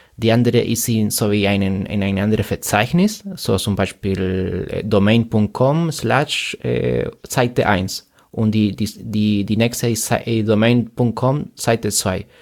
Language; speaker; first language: German; non-native, fluent; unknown